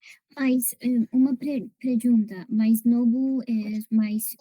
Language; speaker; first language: Portuguese; non-native, learner; Spanish